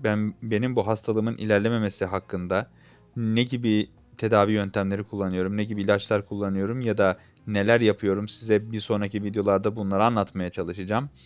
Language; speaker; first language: Turkish; native; Turkish